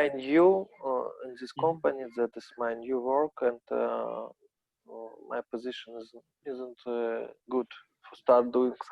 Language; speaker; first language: English; non-native, learner; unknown